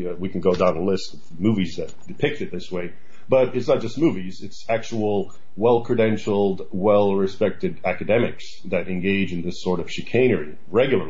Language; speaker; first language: English; native; English